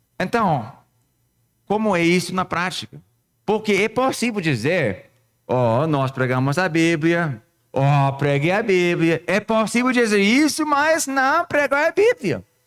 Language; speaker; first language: Portuguese; non-native, fluent; English